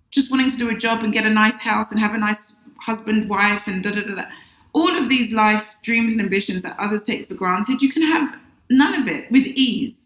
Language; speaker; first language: English; native; English